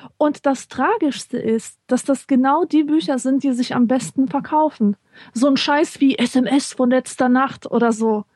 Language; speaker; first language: German; early bilingual, other home language; Polish